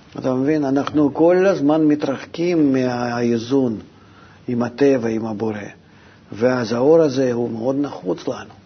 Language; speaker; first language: Hebrew; non-native, fluent; Russian